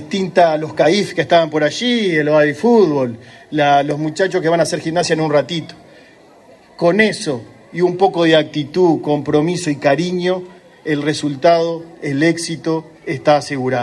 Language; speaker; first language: Spanish; native; Spanish